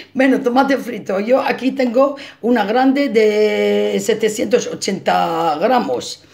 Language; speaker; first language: Spanish; non-native, fluent; Arabic